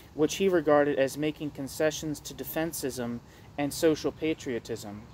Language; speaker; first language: English; native; English